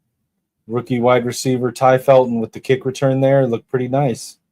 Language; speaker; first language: English; native; English